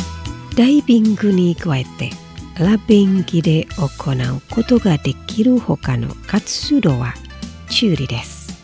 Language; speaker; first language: Japanese; non-native, fluent; Indonesian